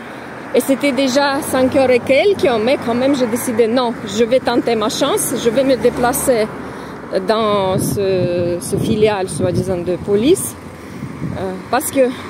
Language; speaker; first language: French; non-native, fluent; Russian